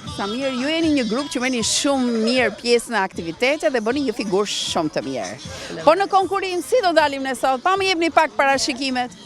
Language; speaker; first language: Albanian; native; Albanian